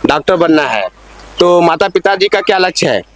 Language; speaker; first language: Hindi; native; Hindi